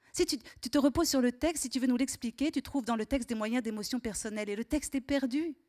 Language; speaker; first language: French; native; French